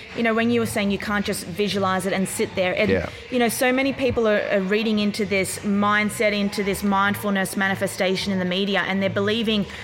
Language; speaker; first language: English; native; English